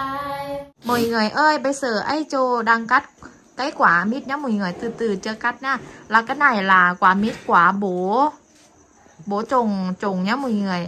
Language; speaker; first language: Vietnamese; non-native, fluent; Thai